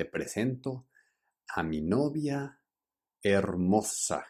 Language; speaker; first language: Spanish; early bilingual, heritage; Spanish